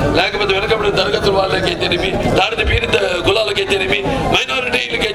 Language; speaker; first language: Telugu; native; Telugu